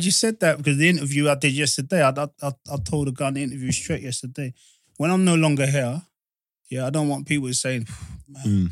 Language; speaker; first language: English; native; English